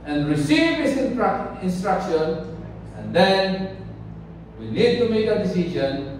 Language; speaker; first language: English; non-native, local second language; Filipino